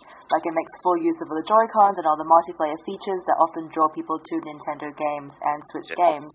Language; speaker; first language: English; native; English